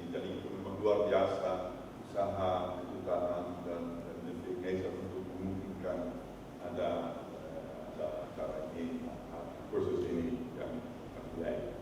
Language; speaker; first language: Indonesian; non-native, fluent; Dutch